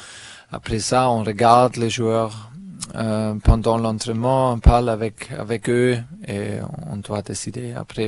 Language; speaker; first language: French; non-native, fluent; German